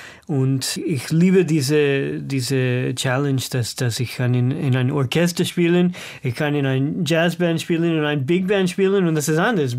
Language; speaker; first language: German; non-native, learner; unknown